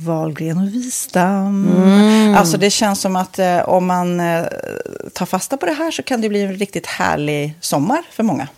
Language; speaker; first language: Swedish; native; Swedish